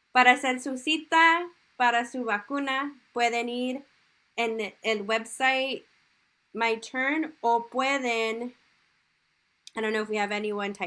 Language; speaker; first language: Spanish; early bilingual, heritage; Spanish